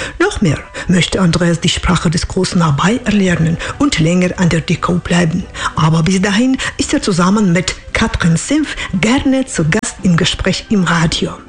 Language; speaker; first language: German; non-native, fluent; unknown